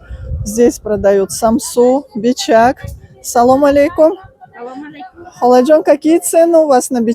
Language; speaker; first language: Russian; native; Russian